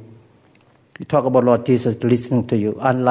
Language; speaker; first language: English; non-native, learner; Lao